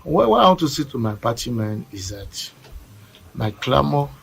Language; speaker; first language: English; non-native, local second language; Yoruba